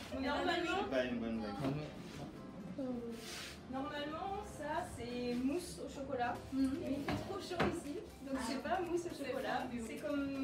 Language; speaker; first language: French; non-native, learner; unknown